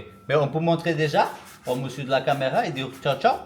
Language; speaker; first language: French; non-native, fluent; Portuguese